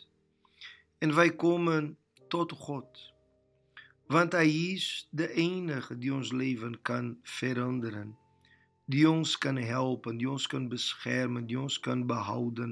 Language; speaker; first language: Dutch; non-native, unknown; Portuguese